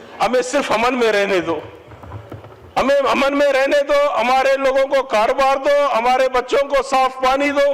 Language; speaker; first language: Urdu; non-native, local second language; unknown